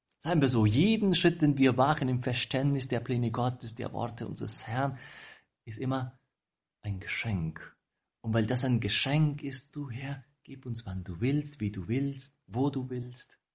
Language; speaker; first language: German; non-native, fluent; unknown